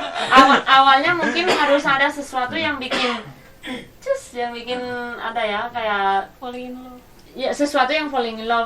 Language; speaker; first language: Indonesian; non-native, fluent; Spanish